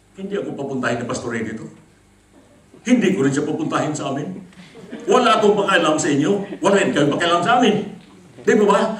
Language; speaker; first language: Filipino; non-native, local second language; Cebuano